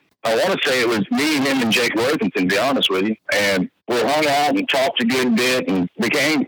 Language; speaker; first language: English; native; English